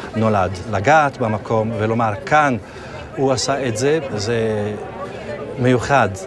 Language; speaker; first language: Hebrew; non-native, fluent; Italian